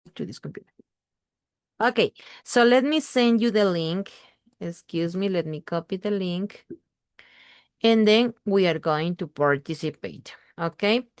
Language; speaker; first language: English; non-native, learner; Spanish